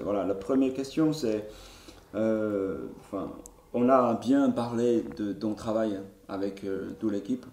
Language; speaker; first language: French; non-native, learner; Chinese